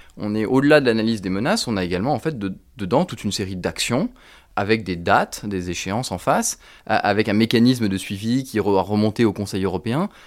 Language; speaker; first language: French; native; French